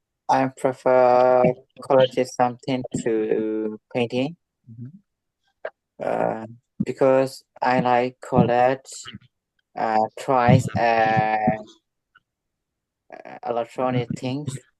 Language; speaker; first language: English; non-native, learner; Burmese